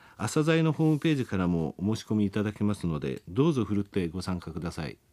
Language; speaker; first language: Japanese; native; Japanese